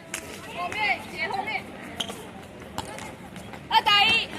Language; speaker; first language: Chinese; native; Chinese